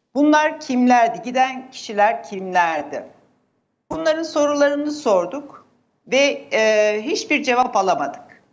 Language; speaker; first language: Turkish; native; Turkish